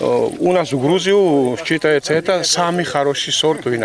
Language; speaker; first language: Russian; non-native, fluent; Georgian